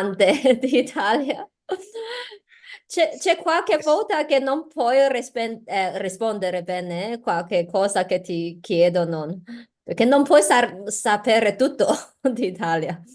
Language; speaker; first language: Italian; non-native, learner; Chinese